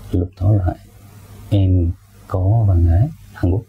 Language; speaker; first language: Vietnamese; non-native, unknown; Korean